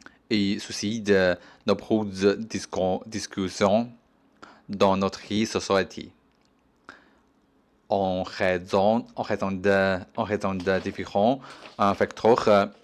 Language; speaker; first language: French; non-native, learner; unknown